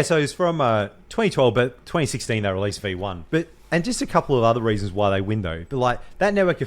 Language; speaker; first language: English; native; English